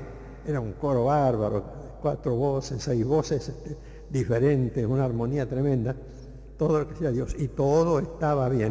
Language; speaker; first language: Spanish; native; Spanish